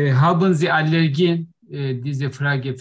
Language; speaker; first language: German; non-native, learner; Turkish